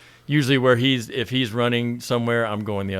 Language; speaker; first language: English; native; English